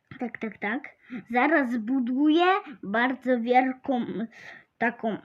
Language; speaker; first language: Polish; non-native, learner; Russian